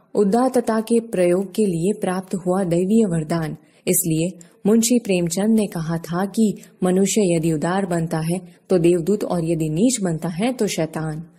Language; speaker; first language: Hindi; non-native, local second language; Gujarati